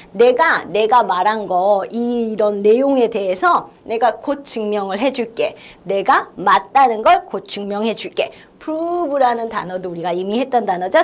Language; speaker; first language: Korean; native; Korean